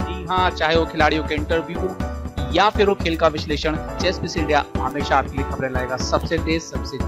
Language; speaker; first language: Hindi; native; Hindi